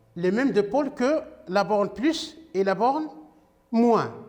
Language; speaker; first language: French; non-native, local second language; Arabic